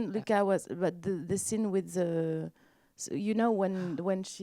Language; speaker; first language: English; non-native, learner; French